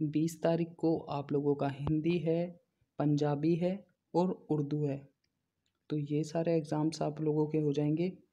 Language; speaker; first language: Hindi; native; Hindi